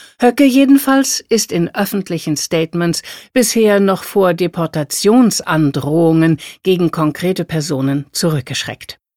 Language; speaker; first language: German; native; German